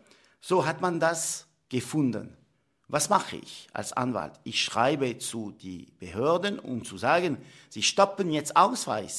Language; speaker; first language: German; non-native, local second language; French